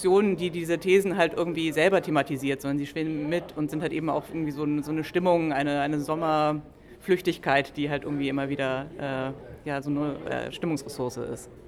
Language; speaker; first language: German; native; German